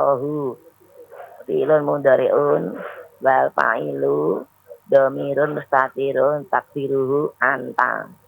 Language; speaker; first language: Arabic; non-native, learner; Indonesian